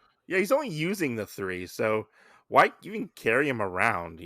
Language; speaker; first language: English; native; English